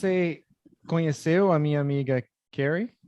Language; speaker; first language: Portuguese; non-native, fluent; English